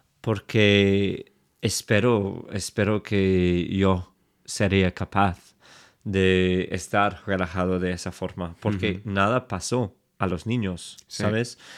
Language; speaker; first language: Spanish; non-native, fluent; English